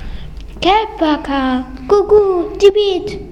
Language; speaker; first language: French; non-native, learner; German